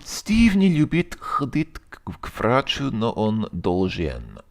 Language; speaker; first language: Russian; non-native, learner; English